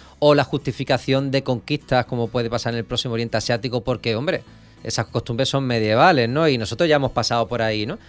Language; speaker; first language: Spanish; native; Spanish